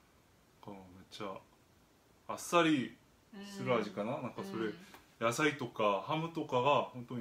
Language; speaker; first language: Japanese; non-native, fluent; Korean